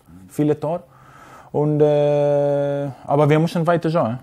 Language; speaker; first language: German; non-native, learner; Greek